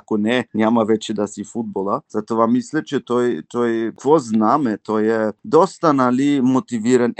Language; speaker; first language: Bulgarian; early bilingual, heritage; Bulgarian